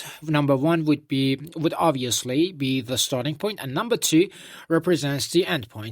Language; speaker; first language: English; non-native, fluent; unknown